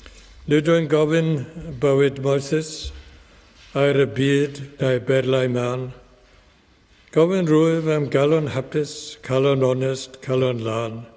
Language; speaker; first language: Welsh; native; Welsh